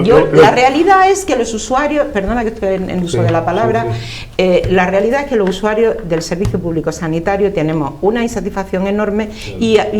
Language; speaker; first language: Spanish; native; Spanish